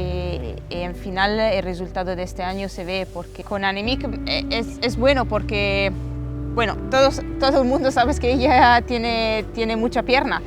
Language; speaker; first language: Spanish; non-native, fluent; Italian